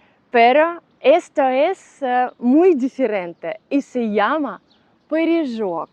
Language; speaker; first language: Spanish; non-native, learner; Ukrainian